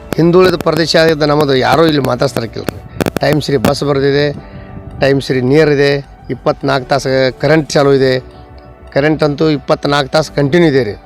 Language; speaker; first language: Kannada; native; Kannada